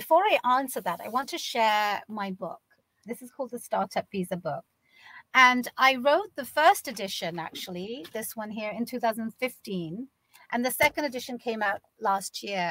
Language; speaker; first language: English; native; English